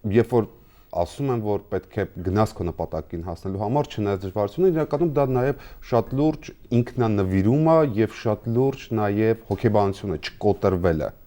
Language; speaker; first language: Armenian; native; Armenian